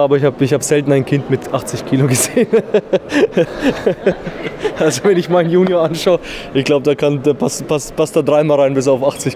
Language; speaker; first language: German; native; German